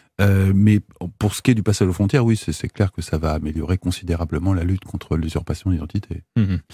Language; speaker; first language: French; native; French